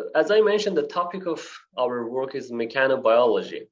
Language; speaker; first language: English; non-native, fluent; Persian